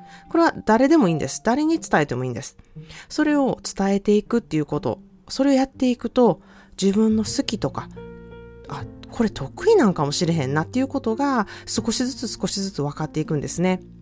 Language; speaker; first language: Japanese; native; Japanese